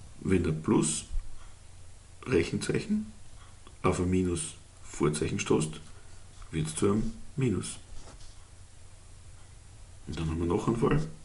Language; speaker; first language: German; native; German